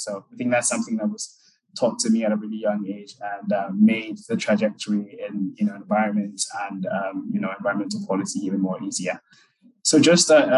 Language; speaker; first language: English; non-native, local second language; Akan